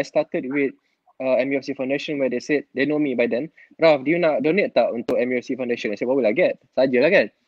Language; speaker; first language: English; non-native, local second language; Malay